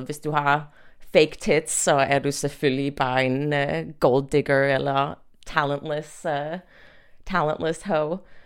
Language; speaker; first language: Danish; non-native, fluent; English